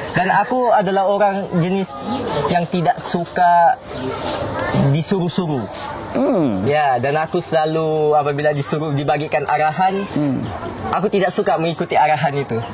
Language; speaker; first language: Malay; native; Malay